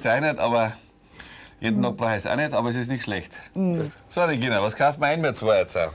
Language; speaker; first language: German; native; German